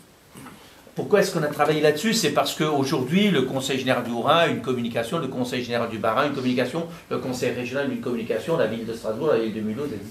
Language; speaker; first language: French; native; French